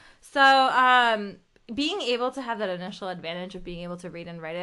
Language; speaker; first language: English; early bilingual, other home language; Urdu